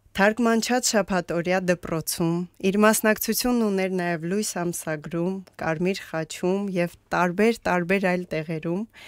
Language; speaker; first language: Armenian; native; Armenian